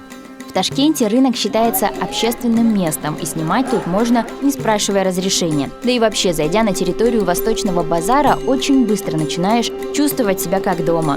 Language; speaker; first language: Russian; native; Russian